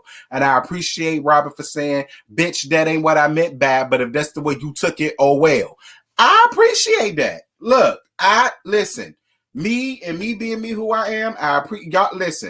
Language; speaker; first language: English; native; English